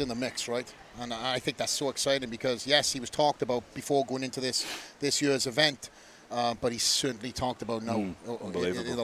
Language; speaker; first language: English; native; English